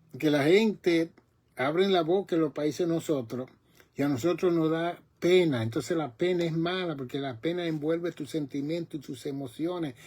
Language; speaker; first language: Spanish; native; Spanish